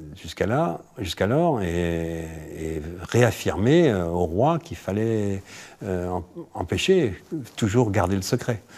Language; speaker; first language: French; native; French